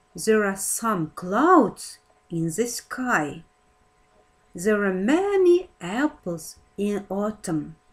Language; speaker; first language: English; non-native, fluent; Kazakh